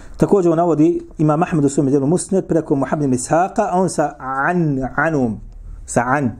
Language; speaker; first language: Bosnian; native; Bosnian